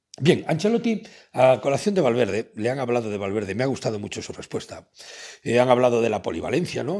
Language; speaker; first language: Spanish; native; Spanish